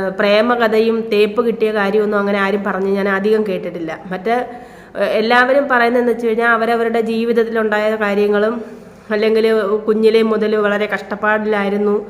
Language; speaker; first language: Malayalam; native; Malayalam